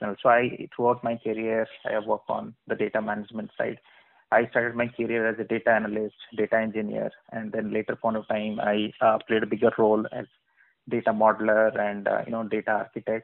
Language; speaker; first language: English; non-native, local second language; Odia